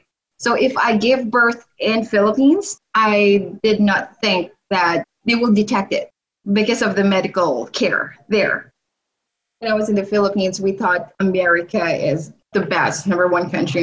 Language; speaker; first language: English; non-native, local second language; Hiligaynon